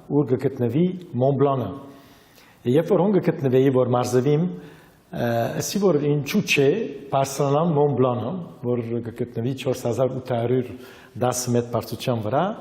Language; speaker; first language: Armenian; early bilingual, heritage; Armenian